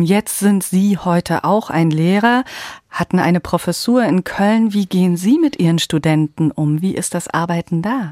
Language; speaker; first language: German; native; German